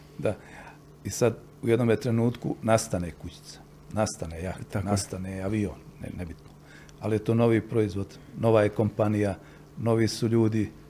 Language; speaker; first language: Croatian; native; Croatian